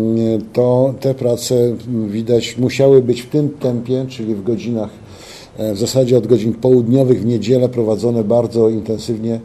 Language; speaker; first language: Polish; native; Polish